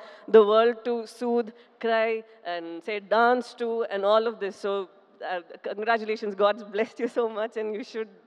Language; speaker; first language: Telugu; non-native, local second language; Tamil